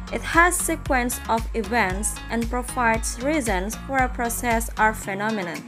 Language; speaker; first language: English; non-native, fluent; Indonesian